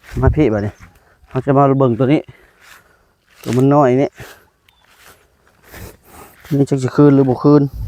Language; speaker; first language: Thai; non-native, local second language; Lao